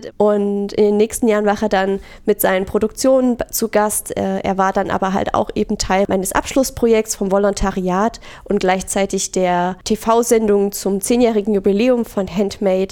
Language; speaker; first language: German; native; German